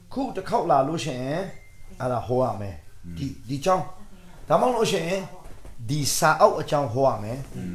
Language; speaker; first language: Burmese; non-native, local second language; Hakha Chin